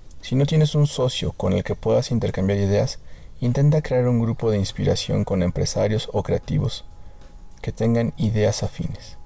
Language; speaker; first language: Spanish; native; Spanish